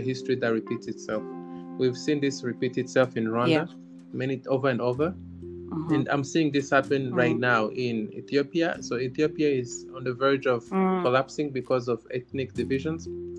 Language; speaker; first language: English; non-native, local second language; Kinyarwanda